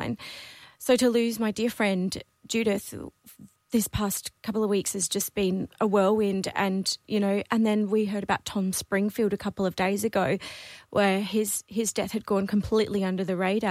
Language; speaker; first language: English; non-native, local second language; Dutch